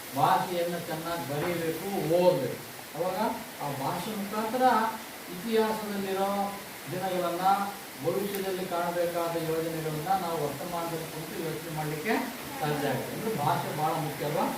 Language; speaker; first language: Kannada; non-native, local second language; Lambadi